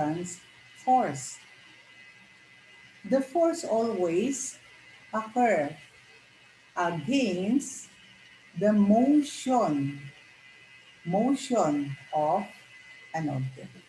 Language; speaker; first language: English; non-native, local second language; Filipino